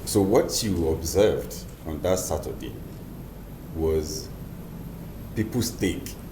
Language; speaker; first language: English; non-native, local second language; Yoruba